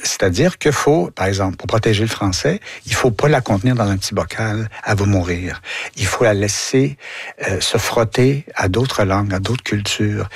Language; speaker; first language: French; native; French